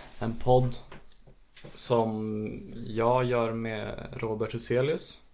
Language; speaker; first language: Swedish; native; Swedish